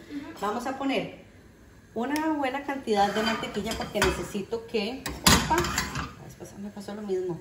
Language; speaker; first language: Spanish; native; Spanish